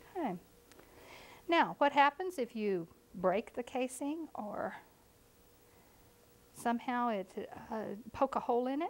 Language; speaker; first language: English; native; English